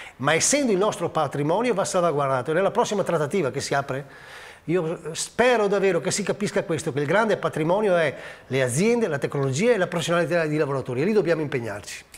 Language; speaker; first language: Italian; native; Italian